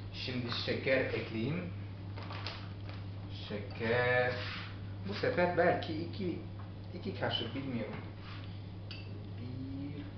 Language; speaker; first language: Turkish; non-native, learner; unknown